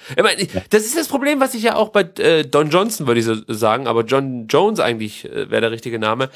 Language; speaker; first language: German; native; German